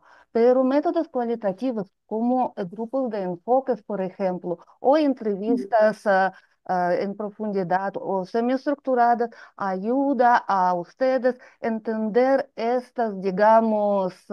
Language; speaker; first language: Spanish; non-native, fluent; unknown